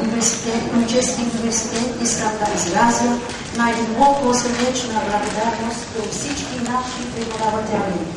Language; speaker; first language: Bulgarian; non-native, fluent; Vietnamese